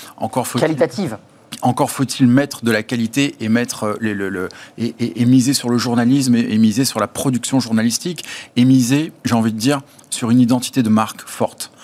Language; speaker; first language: French; native; French